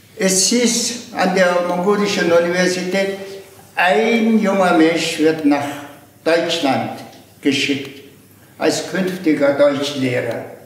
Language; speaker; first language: German; non-native, fluent; Tuvinian